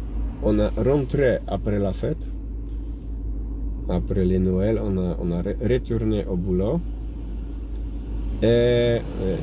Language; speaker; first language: French; non-native, learner; Polish